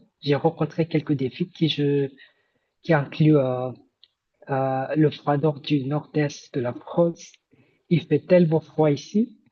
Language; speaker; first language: French; non-native, fluent; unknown